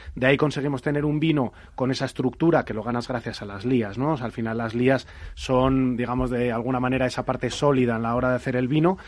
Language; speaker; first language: Spanish; native; Spanish